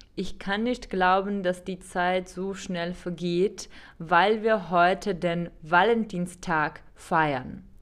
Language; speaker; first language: German; non-native, fluent; Czech